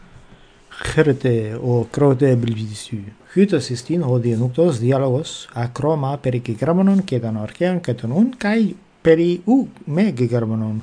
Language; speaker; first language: Greek; non-native, fluent; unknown